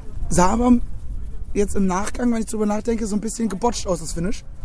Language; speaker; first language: German; native; German